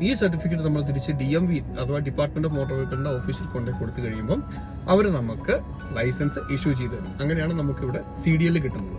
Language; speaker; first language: Malayalam; native; Malayalam